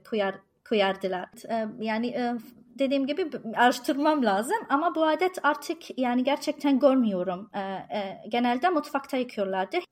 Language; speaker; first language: Turkish; non-native, fluent; Arabic